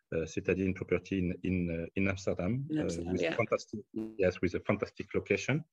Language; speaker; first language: English; non-native, fluent; French